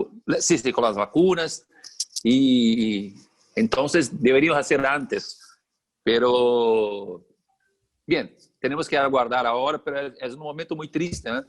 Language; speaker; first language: Spanish; non-native, fluent; Portuguese